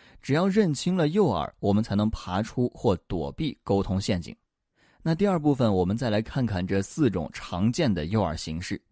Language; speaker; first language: Chinese; native; Chinese